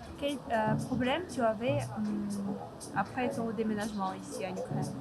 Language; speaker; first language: French; non-native, fluent; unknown